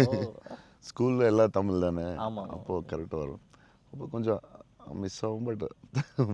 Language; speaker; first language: Tamil; non-native, local second language; Telugu